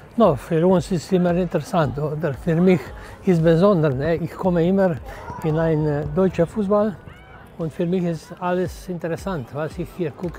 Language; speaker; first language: German; non-native, learner; Slovenian